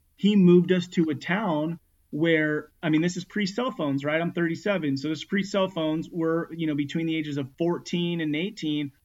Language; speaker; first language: English; native; English